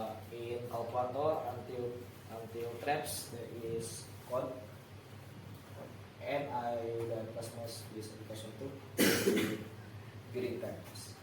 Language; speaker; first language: English; non-native, learner; Indonesian